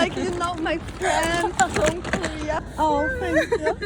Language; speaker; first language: English; non-native, fluent; Polish